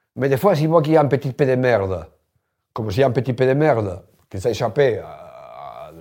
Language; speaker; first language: French; non-native, fluent; Spanish